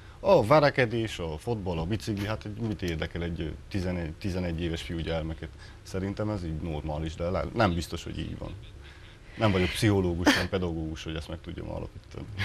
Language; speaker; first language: Hungarian; native; Hungarian